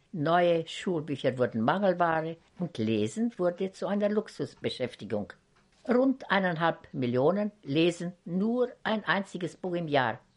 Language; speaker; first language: German; native; German